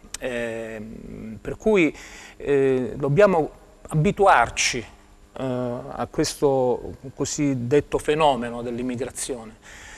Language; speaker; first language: Italian; native; Italian